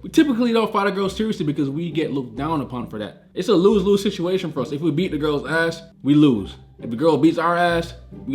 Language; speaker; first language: English; native; English